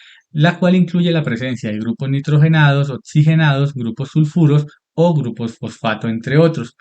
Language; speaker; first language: Spanish; native; Spanish